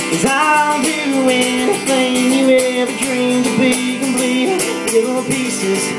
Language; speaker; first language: English; native; English